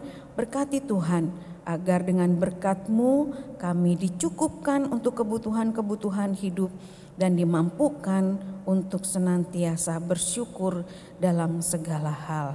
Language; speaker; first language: Indonesian; native; Indonesian